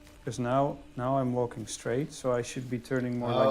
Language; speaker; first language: English; non-native, fluent; Dutch